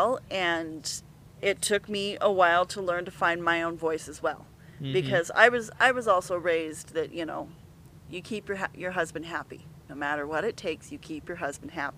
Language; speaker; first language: English; native; English